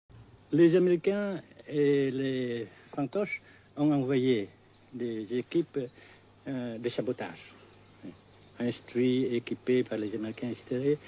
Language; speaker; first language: French; non-native, local second language; Vietnamese